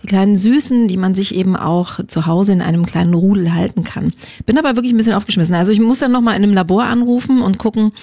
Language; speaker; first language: German; native; German